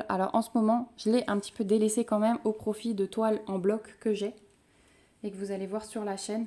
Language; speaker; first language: French; native; French